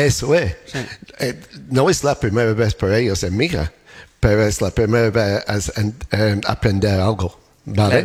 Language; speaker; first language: Spanish; non-native, learner; English